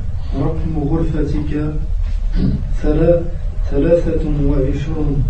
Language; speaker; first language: Arabic; non-native, learner; French